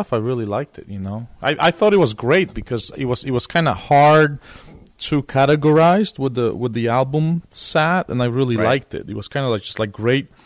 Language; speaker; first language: English; non-native, fluent; Polish